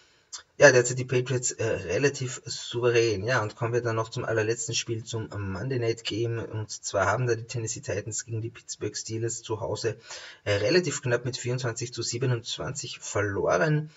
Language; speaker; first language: German; native; German